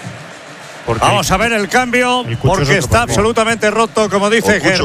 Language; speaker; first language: Spanish; native; Spanish